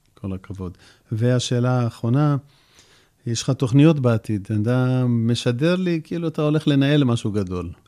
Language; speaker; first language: Hebrew; native; Hebrew